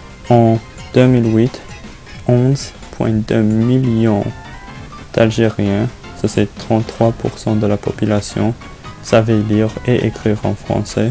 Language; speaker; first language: French; non-native, learner; English